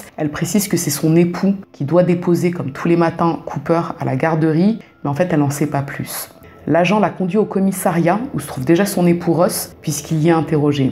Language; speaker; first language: French; native; French